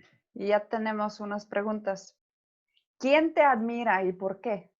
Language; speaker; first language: Spanish; non-native, fluent; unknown